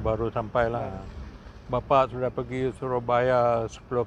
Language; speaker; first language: Malay; native; Malay